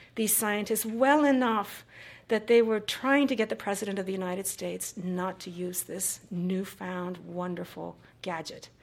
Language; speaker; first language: English; early bilingual, other home language; Japanese